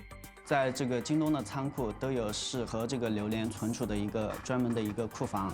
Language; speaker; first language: Chinese; native; Chinese